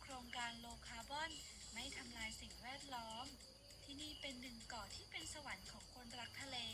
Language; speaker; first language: Thai; native; Thai